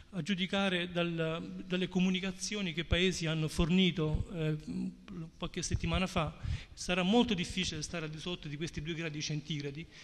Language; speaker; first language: Italian; native; Italian